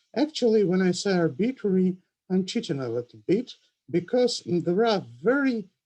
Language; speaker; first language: English; non-native, fluent; Russian